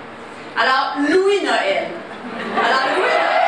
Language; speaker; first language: French; native; French